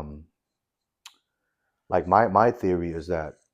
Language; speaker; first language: English; native; English